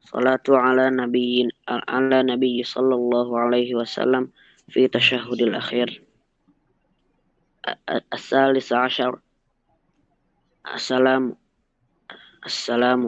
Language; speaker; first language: Arabic; non-native, learner; Indonesian